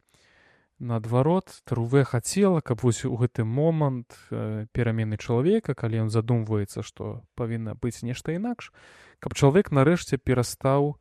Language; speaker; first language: Belarusian; non-native, local second language; Russian